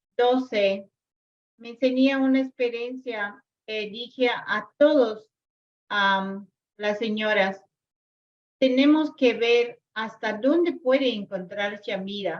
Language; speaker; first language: Spanish; non-native, local second language; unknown